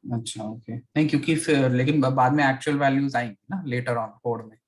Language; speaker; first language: Hindi; non-native, local second language; Marathi